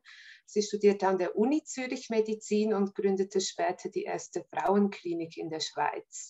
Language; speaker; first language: German; native; German